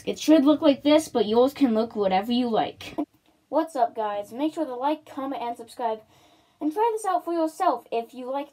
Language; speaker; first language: English; native; English